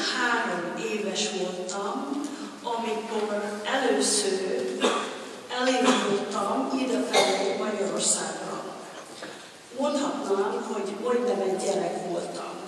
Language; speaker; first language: Hungarian; non-native, fluent; English